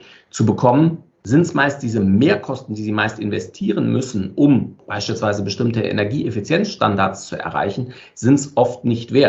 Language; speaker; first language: German; native; German